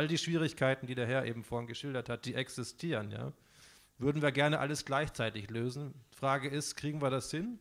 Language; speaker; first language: German; native; German